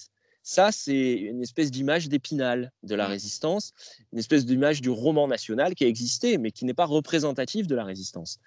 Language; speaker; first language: French; native; French